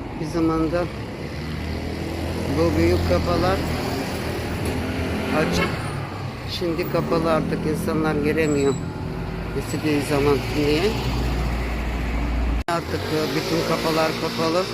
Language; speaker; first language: Turkish; early bilingual, heritage; Turkish